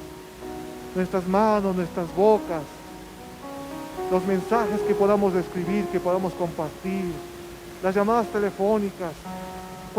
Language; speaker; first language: Spanish; native; Spanish